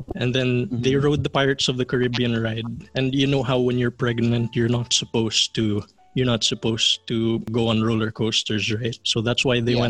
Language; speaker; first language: English; non-native, local second language; Filipino